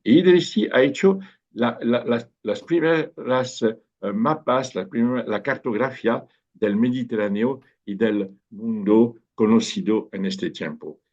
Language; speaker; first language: Spanish; non-native, fluent; French